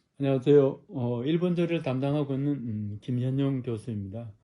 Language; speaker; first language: Korean; native; Korean